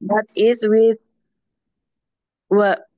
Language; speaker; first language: English; non-native, learner; Indonesian